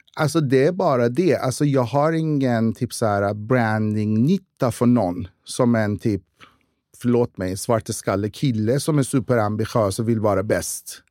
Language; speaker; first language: Swedish; non-native, fluent; Persian